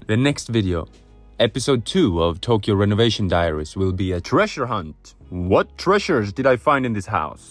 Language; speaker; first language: English; non-native, fluent; Swedish